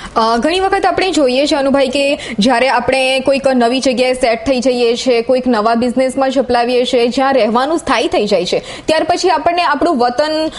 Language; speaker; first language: Gujarati; native; Gujarati